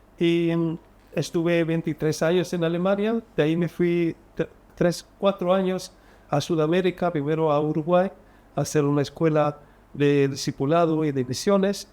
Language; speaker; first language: Spanish; early bilingual, heritage; Spanish